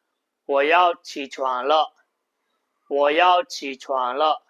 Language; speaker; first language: Chinese; non-native, fluent; Burmese